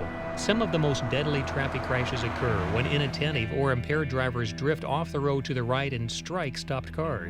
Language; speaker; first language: English; native; English